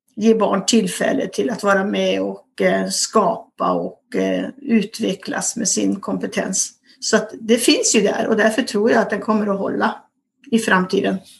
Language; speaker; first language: Swedish; native; Swedish